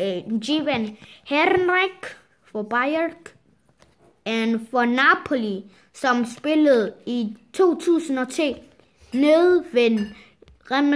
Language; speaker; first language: Danish; early bilingual, other home language; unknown